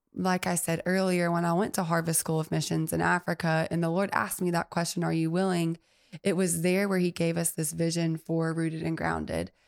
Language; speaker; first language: English; native; English